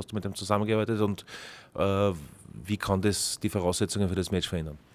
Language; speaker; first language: German; native; German